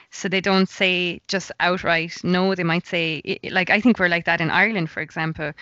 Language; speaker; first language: English; native; English